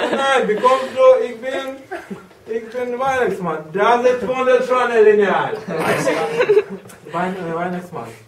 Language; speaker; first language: German; non-native, learner; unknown